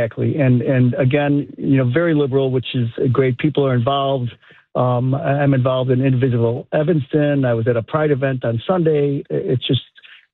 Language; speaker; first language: English; native; English